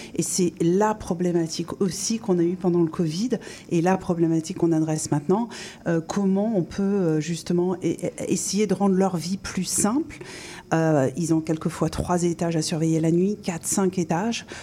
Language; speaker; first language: French; native; French